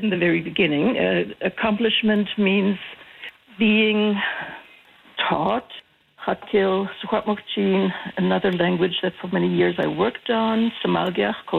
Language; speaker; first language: English; non-native, fluent; German